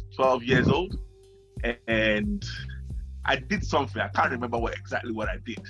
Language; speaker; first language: English; non-native, local second language; Yoruba